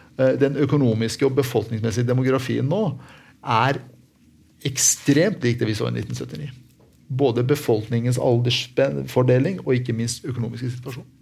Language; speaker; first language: Norwegian; early bilingual, other home language; Persian